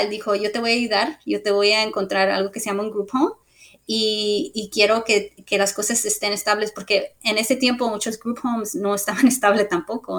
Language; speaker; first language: Spanish; early bilingual, heritage; Spanish